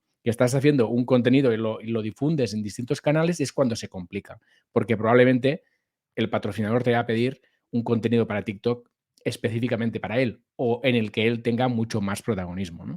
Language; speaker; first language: Spanish; native; Spanish